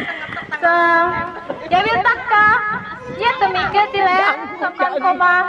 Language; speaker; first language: Swedish; non-native, learner; Indonesian